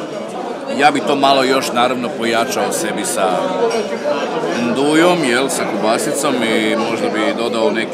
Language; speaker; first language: Croatian; native; Croatian